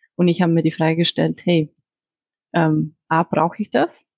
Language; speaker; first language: German; non-native, fluent; Icelandic